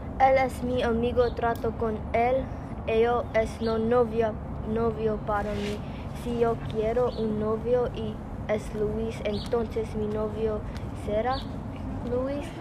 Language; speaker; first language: Spanish; non-native, learner; English